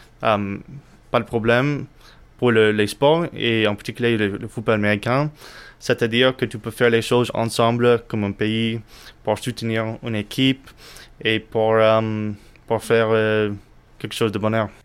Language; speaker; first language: French; non-native, learner; English